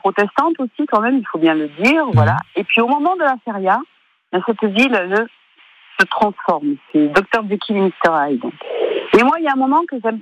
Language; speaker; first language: French; native; French